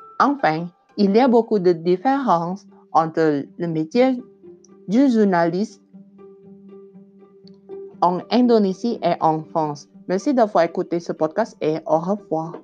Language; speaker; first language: French; non-native, learner; Indonesian